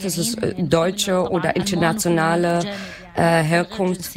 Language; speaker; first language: German; non-native, learner; Arabic